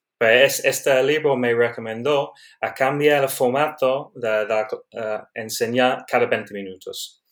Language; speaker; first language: Spanish; non-native, learner; English